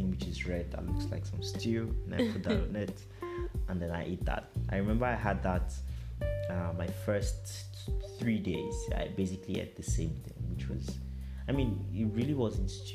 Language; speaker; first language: English; non-native, local second language; Yoruba